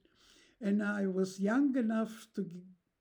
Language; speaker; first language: English; non-native, fluent; Russian